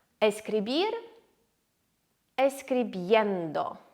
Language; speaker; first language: Spanish; non-native, fluent; Ukrainian